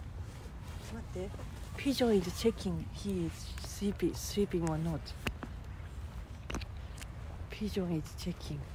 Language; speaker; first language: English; non-native, fluent; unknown